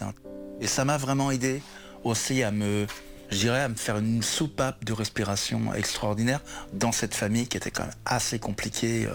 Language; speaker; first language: French; native; French